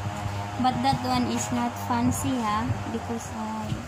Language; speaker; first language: English; non-native, learner; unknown